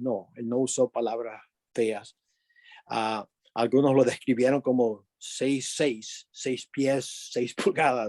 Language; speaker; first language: Spanish; early bilingual, other home language; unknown